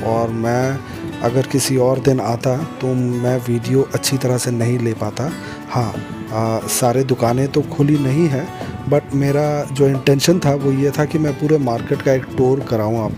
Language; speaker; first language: Hindi; native; Hindi